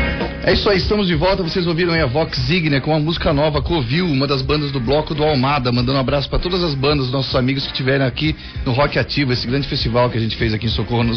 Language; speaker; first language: Portuguese; native; Portuguese